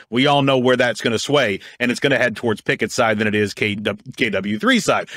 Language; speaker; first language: English; native; English